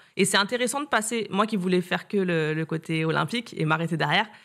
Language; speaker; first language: French; native; French